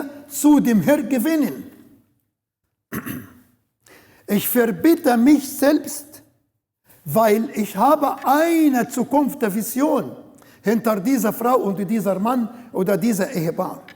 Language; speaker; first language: German; non-native, learner; Arabic